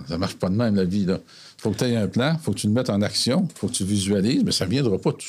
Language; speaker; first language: French; native; French